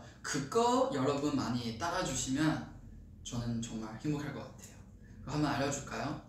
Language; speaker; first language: Korean; non-native, fluent; Chinese